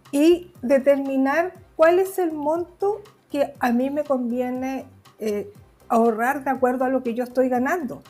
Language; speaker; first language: Spanish; native; Spanish